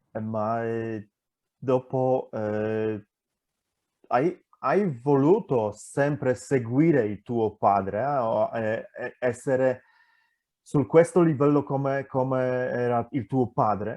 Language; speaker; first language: Italian; non-native, fluent; Polish